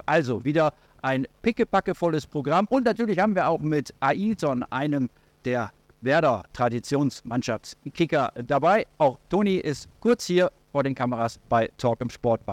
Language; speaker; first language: German; native; German